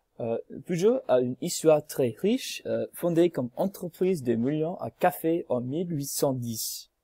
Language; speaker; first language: French; non-native, learner; English